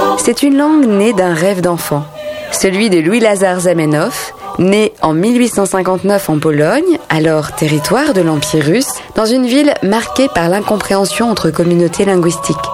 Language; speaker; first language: French; native; French